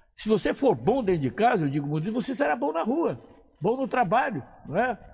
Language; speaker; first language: Portuguese; native; Portuguese